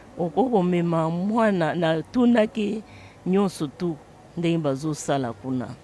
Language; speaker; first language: Lingala; non-native, local second language; Luba-Lulua